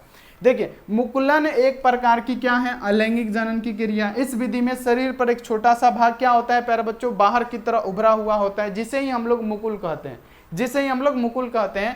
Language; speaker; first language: Hindi; native; Hindi